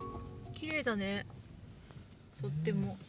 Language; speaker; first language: Japanese; native; Japanese